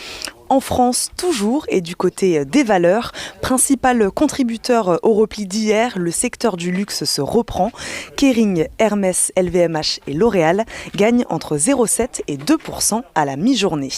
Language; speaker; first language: French; native; French